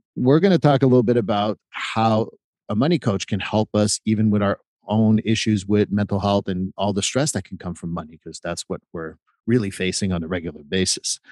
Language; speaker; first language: English; native; English